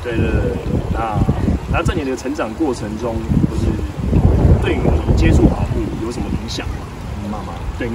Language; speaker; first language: Chinese; native; Chinese